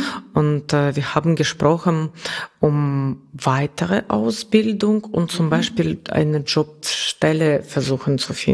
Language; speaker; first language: German; non-native, fluent; Russian